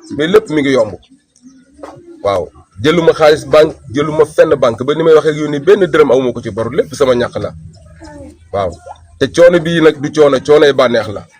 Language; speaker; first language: Wolof; non-native, local second language; Fula